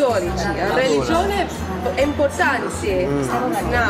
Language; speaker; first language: Italian; non-native, learner; English